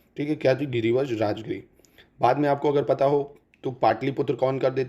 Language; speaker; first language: Hindi; native; Hindi